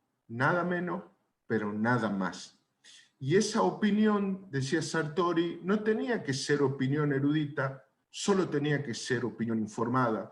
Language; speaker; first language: Spanish; native; Spanish